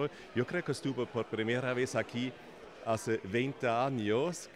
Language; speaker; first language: Spanish; non-native, fluent; German